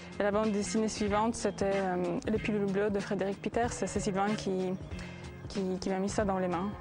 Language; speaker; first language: French; non-native, fluent; Polish